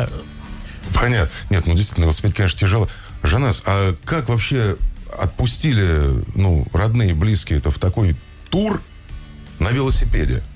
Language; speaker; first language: Russian; native; Russian